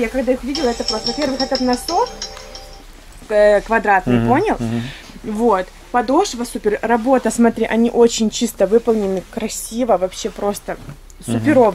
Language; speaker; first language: Russian; native; Russian